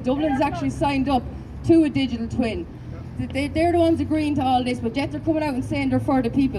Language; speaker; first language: English; native; English